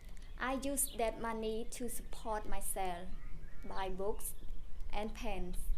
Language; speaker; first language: English; non-native, learner; Khmer